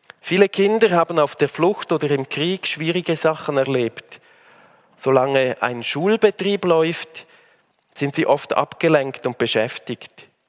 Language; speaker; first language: German; native; German